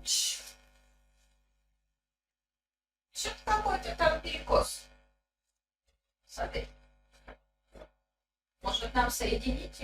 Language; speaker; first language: Russian; native; Russian